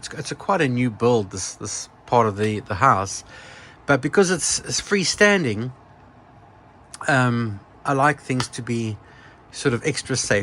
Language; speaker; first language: English; native; English